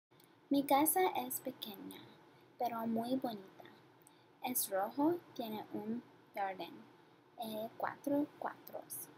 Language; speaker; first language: Spanish; non-native, learner; English